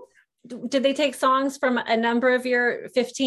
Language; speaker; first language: English; native; English